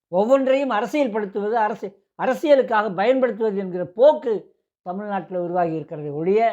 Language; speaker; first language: Tamil; native; Tamil